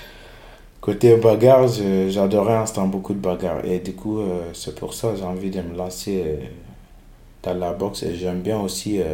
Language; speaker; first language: French; non-native, local second language; Fula